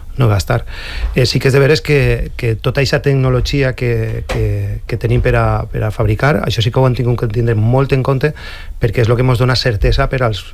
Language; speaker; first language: Catalan; native; Catalan